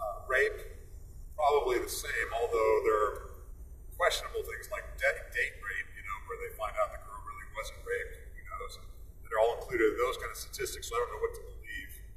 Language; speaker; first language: English; native; English